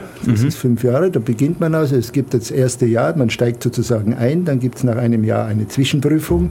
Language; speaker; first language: German; native; German